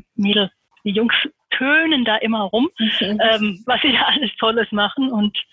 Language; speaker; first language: German; native; German